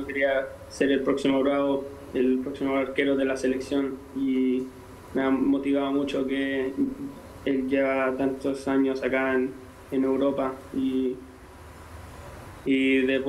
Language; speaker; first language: Spanish; native; Spanish